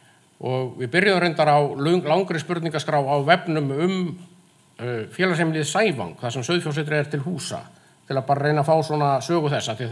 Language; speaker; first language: Icelandic; native; Icelandic